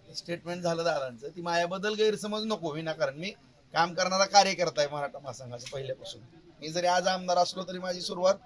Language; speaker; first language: Marathi; native; Marathi